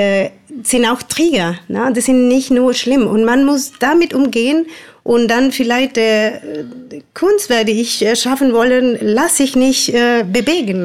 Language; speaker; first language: German; non-native, fluent; Spanish